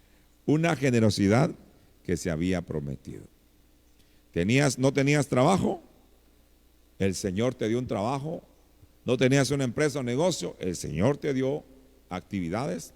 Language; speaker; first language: Spanish; native; Spanish